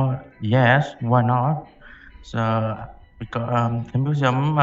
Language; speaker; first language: English; non-native, learner; Vietnamese